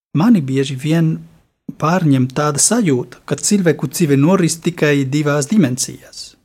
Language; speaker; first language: Latvian; non-native, fluent; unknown